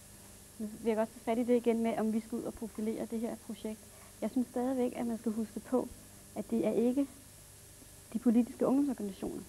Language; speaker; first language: Danish; native; Danish